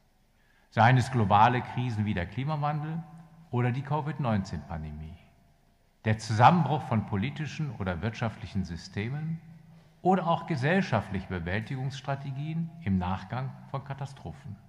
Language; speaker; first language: German; native; German